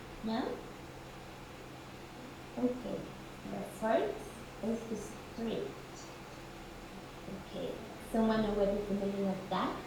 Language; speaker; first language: English; non-native, fluent; Spanish